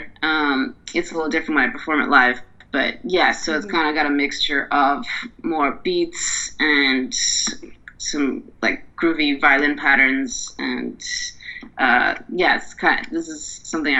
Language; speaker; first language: English; native; English